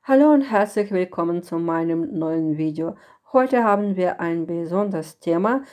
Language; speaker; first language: German; non-native, fluent; Russian